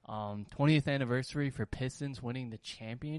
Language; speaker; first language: English; native; English